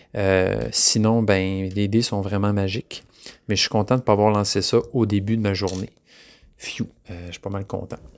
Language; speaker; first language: French; native; French